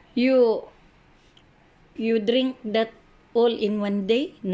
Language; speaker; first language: English; non-native, learner; Filipino